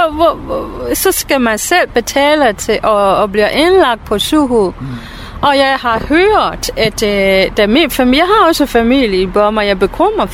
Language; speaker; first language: Danish; non-native, fluent; Burmese